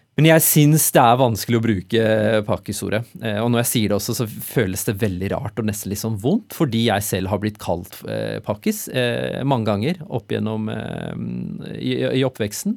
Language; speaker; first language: Norwegian; early bilingual, other home language; Urdu